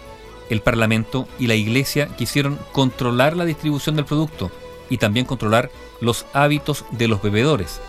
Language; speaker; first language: Spanish; native; Spanish